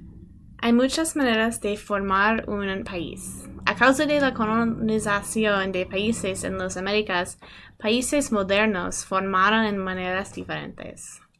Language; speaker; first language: Spanish; non-native, learner; English